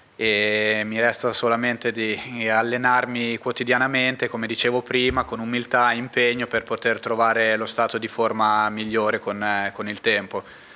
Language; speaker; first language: Italian; native; Italian